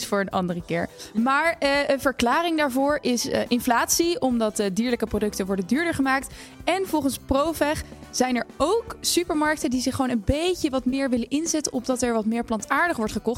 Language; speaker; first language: Dutch; native; Dutch